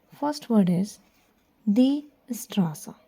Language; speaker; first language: German; non-native, learner; Hindi